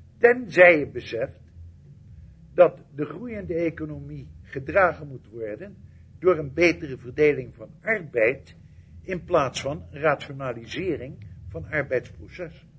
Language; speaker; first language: Dutch; native; Dutch